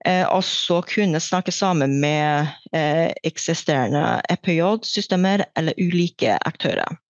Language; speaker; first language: Norwegian; non-native, fluent; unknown